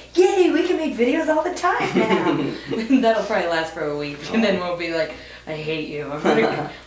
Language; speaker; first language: English; native; English